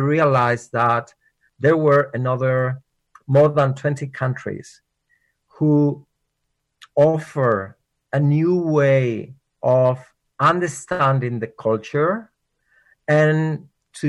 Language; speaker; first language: English; non-native, fluent; Spanish